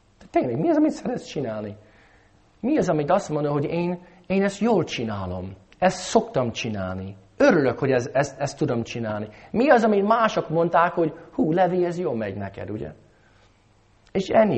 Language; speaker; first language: Hungarian; non-native, fluent; English